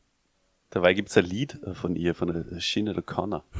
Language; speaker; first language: German; native; German